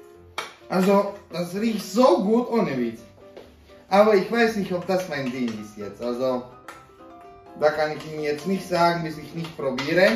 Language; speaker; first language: German; non-native, fluent; Romanian